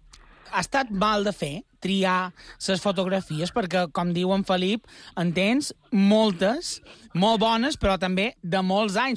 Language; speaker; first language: Catalan; native; Catalan